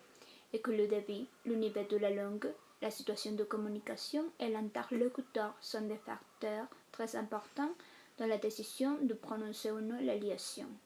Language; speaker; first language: French; non-native, fluent; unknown